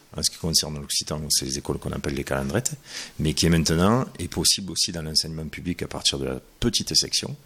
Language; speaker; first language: French; native; French